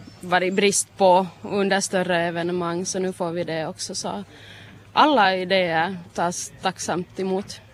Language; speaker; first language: Swedish; native; Swedish